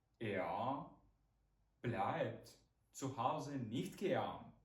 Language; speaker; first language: German; non-native, fluent; Ukrainian